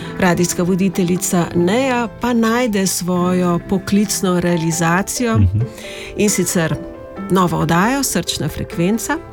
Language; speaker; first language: Slovenian; native; Slovenian